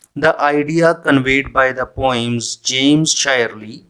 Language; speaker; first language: English; non-native, local second language; Punjabi